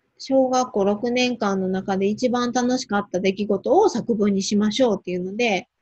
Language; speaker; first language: Japanese; native; Japanese